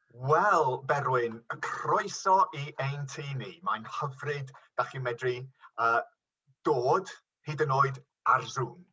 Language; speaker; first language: Welsh; non-native, local second language; English